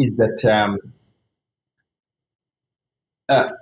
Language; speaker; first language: English; non-native, local second language; Ganda